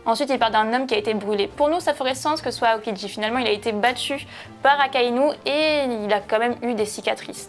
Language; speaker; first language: French; native; French